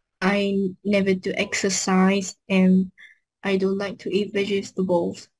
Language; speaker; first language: English; non-native, learner; Vietnamese